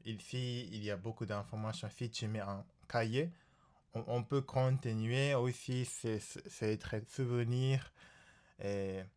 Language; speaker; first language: French; non-native, learner; Japanese